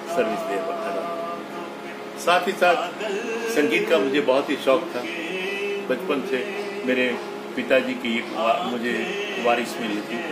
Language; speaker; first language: Hindi; non-native, local second language; Gujarati